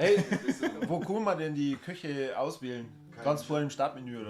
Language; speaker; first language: German; native; German